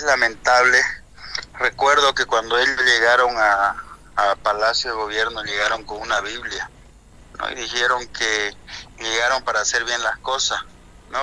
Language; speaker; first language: Spanish; native; Spanish